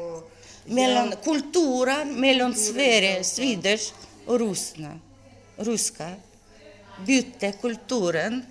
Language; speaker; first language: Swedish; non-native, learner; Russian